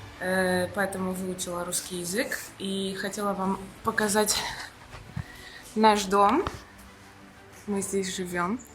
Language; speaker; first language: Russian; non-native, fluent; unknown